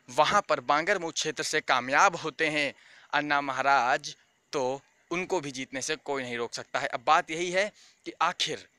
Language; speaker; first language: Hindi; native; Hindi